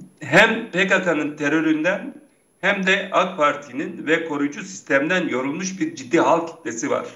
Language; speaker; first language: Turkish; non-native, local second language; Kurdish